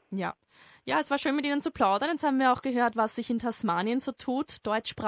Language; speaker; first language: German; native; German